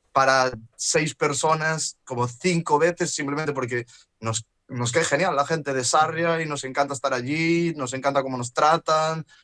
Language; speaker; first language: Spanish; native; Spanish